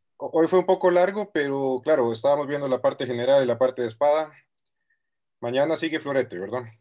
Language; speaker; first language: Spanish; native; Spanish